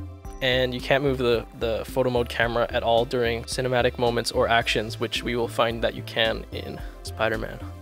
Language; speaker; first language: English; native; English